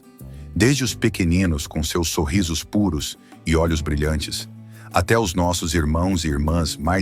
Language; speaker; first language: Portuguese; native; Portuguese